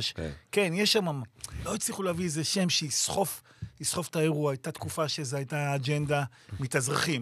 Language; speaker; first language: Hebrew; native; Hebrew